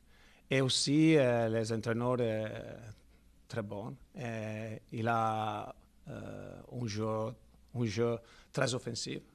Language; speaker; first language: French; non-native, fluent; Italian